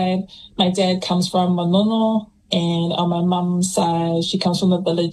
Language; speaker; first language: English; native; English